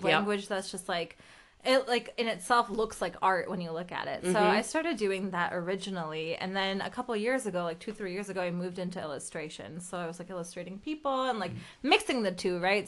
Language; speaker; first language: English; early bilingual, other home language; Urdu